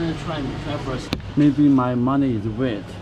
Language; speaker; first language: English; non-native, learner; Chinese